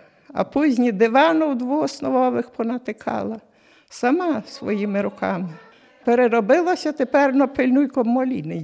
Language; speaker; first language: Ukrainian; native; Ukrainian